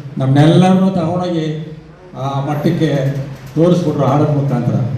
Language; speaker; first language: Kannada; native; Kannada